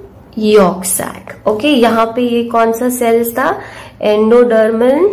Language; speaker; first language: Hindi; native; Hindi